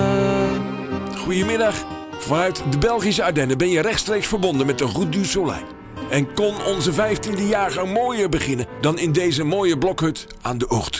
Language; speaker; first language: Dutch; native; Dutch